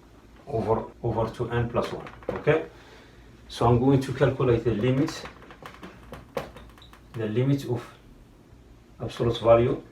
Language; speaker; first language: English; non-native, fluent; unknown